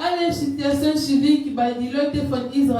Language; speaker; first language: German; non-native, learner; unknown